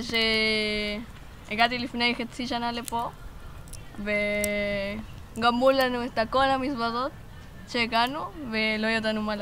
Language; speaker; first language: Hebrew; non-native, learner; Spanish